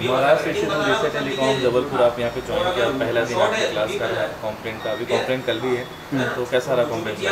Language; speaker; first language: Hindi; native; Hindi